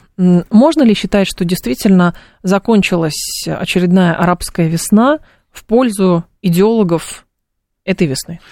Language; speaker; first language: Russian; native; Russian